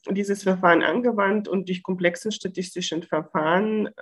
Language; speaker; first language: German; non-native, fluent; Bulgarian